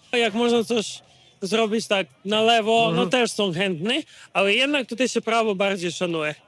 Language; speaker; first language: Polish; non-native, fluent; Serbian